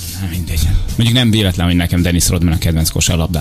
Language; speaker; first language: Hungarian; native; Hungarian